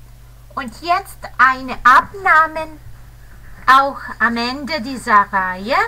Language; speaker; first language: German; non-native, fluent; Italian